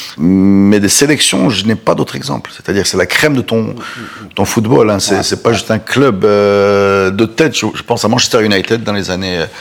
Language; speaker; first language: French; non-native, local second language; Arabic